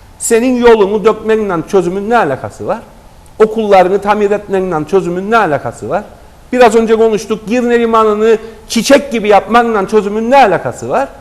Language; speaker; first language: Turkish; native; Turkish